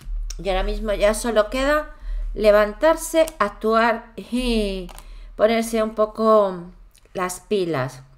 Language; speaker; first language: Spanish; native; Spanish